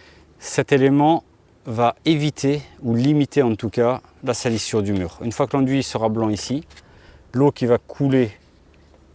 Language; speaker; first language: French; native; French